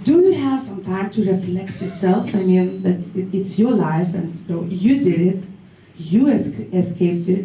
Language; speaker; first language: English; non-native, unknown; Lithuanian